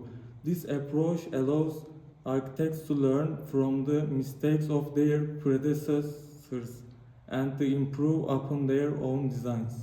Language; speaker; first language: English; non-native, learner; Turkish